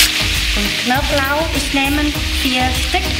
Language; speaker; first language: German; non-native, learner; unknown